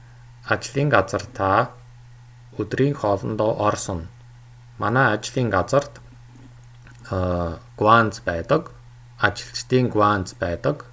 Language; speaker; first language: Mongolian; non-native, fluent; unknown